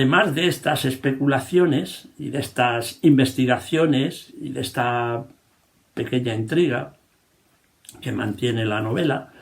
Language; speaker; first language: Spanish; native; Spanish